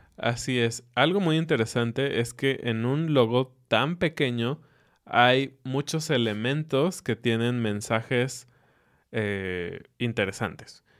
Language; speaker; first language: Spanish; native; Spanish